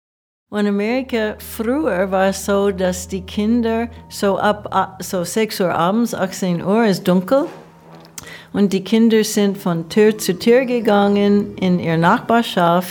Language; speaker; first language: German; non-native, fluent; English